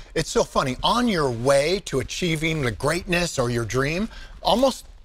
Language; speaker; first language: English; native; English